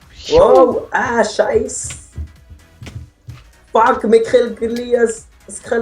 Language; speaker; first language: German; native; German